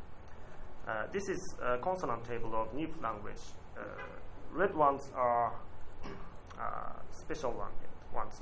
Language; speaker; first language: English; non-native, learner; Japanese